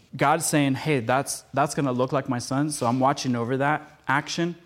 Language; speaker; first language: English; early bilingual, other home language; Spanish